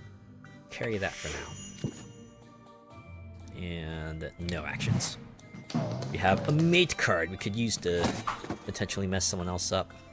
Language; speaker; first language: English; native; English